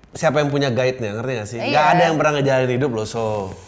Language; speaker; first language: Indonesian; native; Indonesian